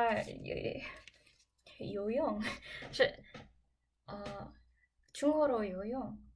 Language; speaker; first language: Korean; non-native, learner; English